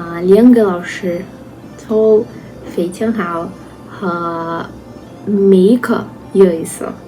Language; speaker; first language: Chinese; non-native, learner; Portuguese